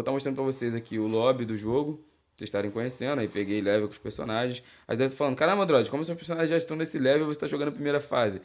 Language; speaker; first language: Portuguese; native; Portuguese